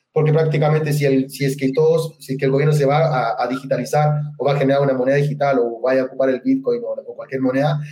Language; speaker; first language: Spanish; native; Spanish